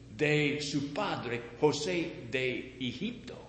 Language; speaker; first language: Spanish; non-native, learner; English